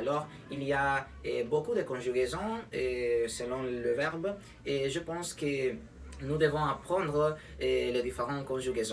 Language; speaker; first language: French; non-native, learner; Spanish